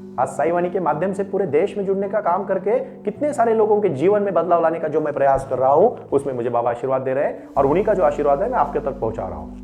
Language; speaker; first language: Hindi; non-native, local second language; Marathi